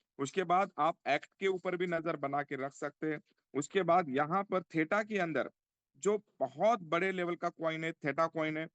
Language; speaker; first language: Hindi; non-native, local second language; Marathi